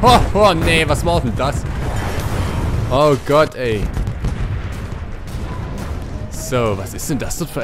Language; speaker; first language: German; native; German